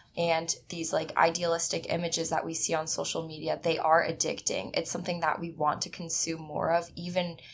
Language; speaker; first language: English; early bilingual, other home language; Chinese